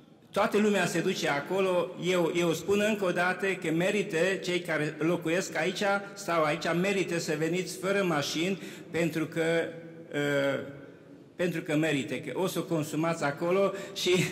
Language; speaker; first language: Romanian; non-native, local second language; Hungarian